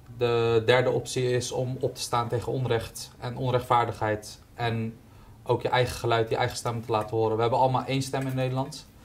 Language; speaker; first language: Dutch; early bilingual, other home language; Turkish